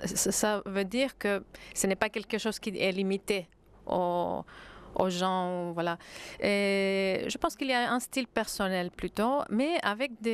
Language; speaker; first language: French; non-native, fluent; Greek